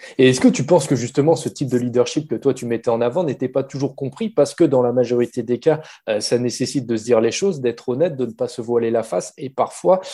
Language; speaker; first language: French; native; French